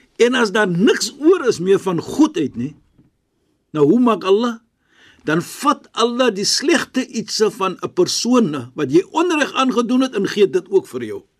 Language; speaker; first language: Afrikaans; non-native, fluent; Arabic